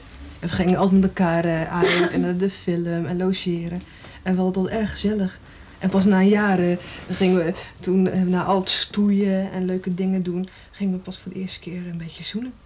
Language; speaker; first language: Dutch; native; Dutch